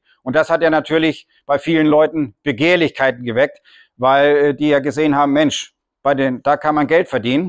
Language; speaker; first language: German; native; German